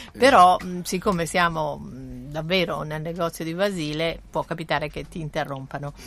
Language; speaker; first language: Italian; native; Italian